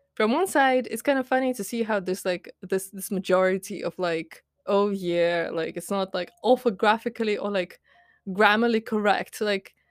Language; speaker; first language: English; non-native, fluent; Latvian